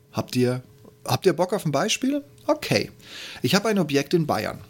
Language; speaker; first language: German; native; German